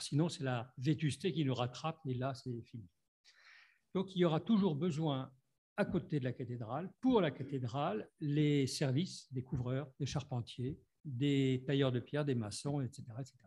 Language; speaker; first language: French; native; French